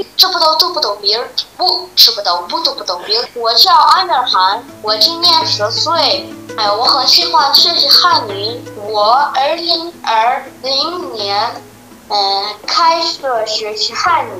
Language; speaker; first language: Chinese; non-native, learner; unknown